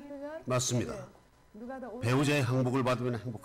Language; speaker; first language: Korean; native; Korean